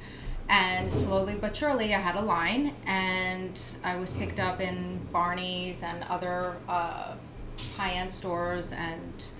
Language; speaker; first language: English; native; English